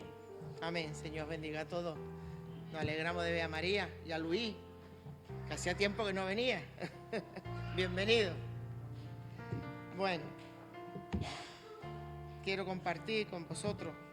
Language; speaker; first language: Spanish; native; Spanish